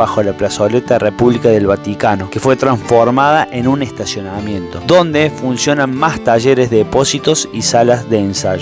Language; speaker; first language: Spanish; native; Spanish